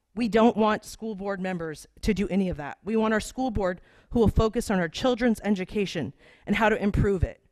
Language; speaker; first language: English; native; English